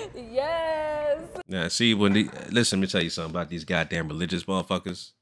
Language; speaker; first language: English; native; English